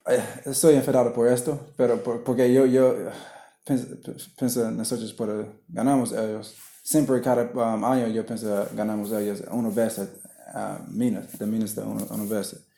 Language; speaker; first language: Spanish; non-native, learner; English